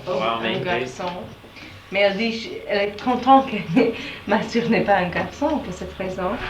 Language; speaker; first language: French; non-native, learner; English